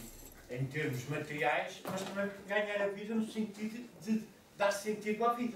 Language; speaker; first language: Portuguese; native; Portuguese